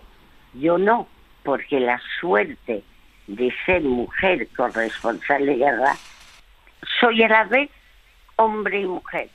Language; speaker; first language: Spanish; early bilingual, other home language; French